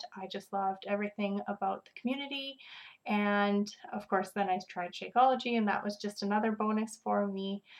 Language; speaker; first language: English; native; English